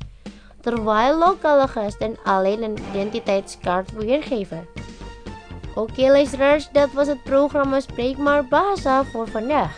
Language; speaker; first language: Dutch; non-native, learner; Indonesian